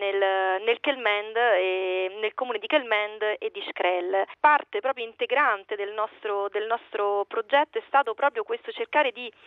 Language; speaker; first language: Italian; native; Italian